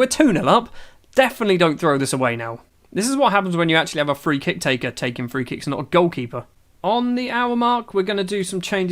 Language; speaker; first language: English; native; English